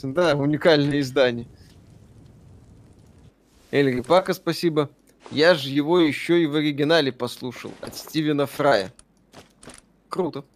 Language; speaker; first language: Russian; native; Russian